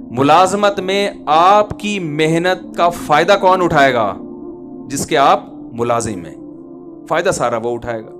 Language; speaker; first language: Urdu; native; Urdu